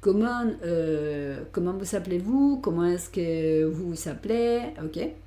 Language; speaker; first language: French; non-native, fluent; Spanish